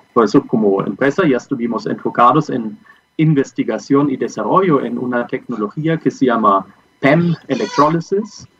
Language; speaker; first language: Spanish; non-native, fluent; German